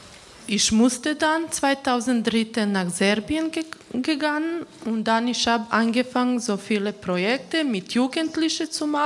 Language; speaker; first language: German; non-native, learner; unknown